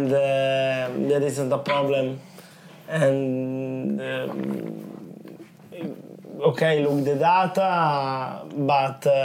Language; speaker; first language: English; non-native, learner; Italian